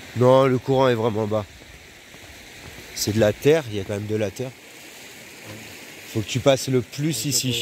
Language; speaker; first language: French; native; French